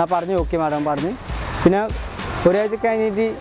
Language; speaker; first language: Malayalam; non-native, local second language; Odia